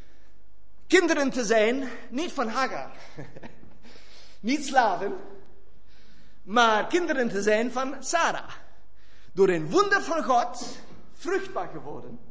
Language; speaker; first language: Dutch; non-native, fluent; German